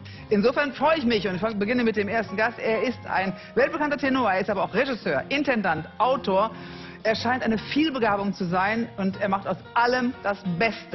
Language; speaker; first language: German; native; German